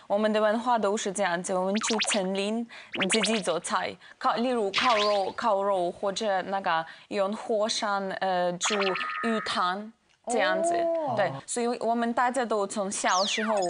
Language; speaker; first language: Chinese; non-native, fluent; Ukrainian